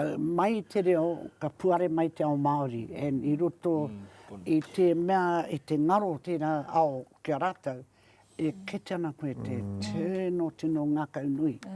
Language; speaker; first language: Māori; native; Māori